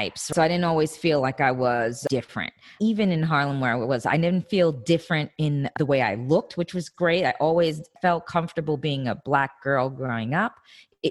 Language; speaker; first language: English; native; English